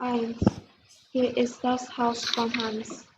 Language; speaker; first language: German; non-native, learner; Indonesian